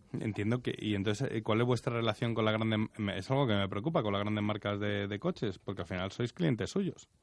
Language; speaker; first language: Spanish; native; Spanish